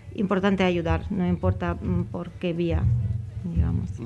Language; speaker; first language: Spanish; non-native, fluent; Ukrainian